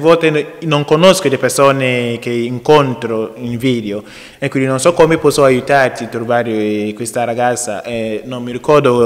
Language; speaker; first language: Italian; non-native, learner; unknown